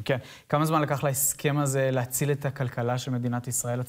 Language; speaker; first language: Hebrew; native; Hebrew